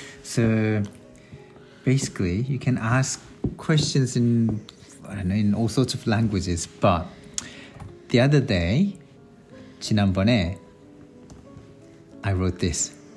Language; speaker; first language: English; non-native, fluent; Korean